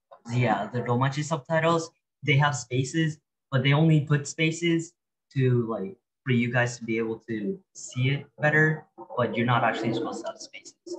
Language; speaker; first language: English; early bilingual, other home language; Japanese